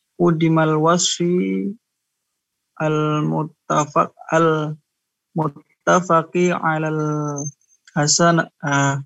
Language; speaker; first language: Arabic; non-native, learner; Indonesian